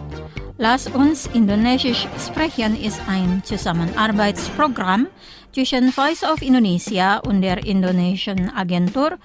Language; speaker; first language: German; non-native, fluent; Indonesian